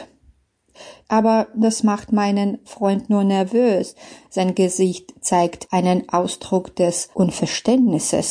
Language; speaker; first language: German; non-native, fluent; Belarusian